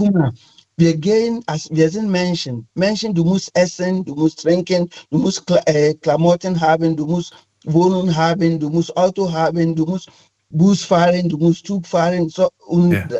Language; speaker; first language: German; non-native, fluent; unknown